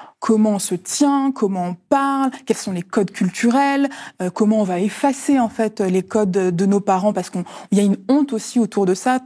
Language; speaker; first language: French; early bilingual, other home language; Lingala